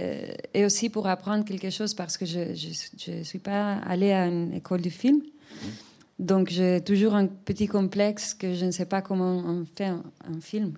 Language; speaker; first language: French; non-native, fluent; Spanish